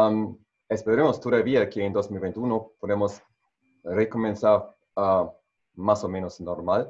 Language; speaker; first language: Spanish; non-native, fluent; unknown